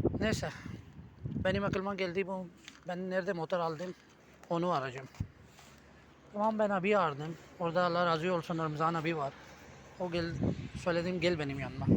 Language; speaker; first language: Turkish; non-native, learner; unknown